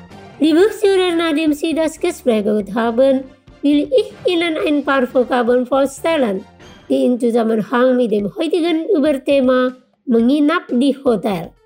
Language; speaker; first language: German; non-native, fluent; Indonesian